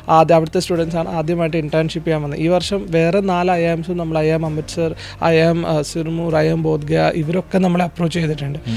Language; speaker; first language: Malayalam; native; Malayalam